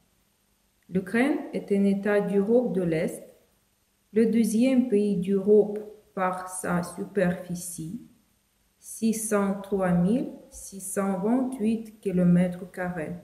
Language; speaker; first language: French; non-native, fluent; Ukrainian